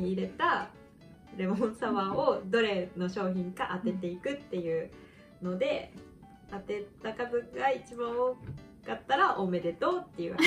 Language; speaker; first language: Japanese; native; Japanese